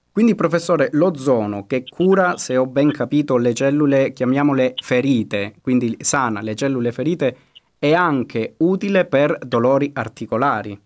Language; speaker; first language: Italian; native; Italian